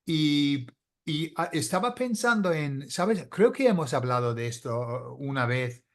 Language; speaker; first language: Spanish; non-native, fluent; English